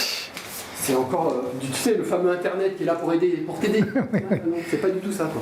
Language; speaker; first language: French; native; French